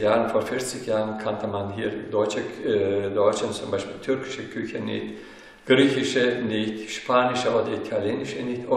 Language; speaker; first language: German; non-native, fluent; Turkish